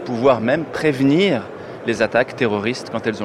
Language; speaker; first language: French; native; French